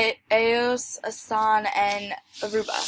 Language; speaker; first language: Spanish; non-native, learner; English